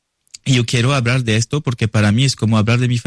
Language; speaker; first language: Spanish; non-native, learner; French